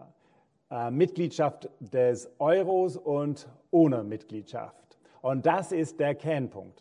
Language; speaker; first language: German; non-native, fluent; English